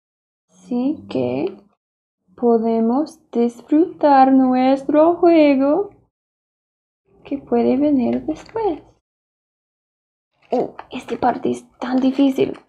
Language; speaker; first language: Spanish; non-native, fluent; English